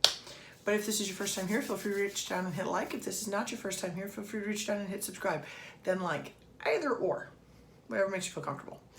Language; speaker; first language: English; native; English